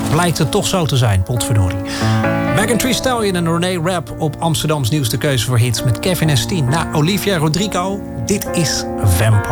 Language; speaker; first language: Dutch; native; Dutch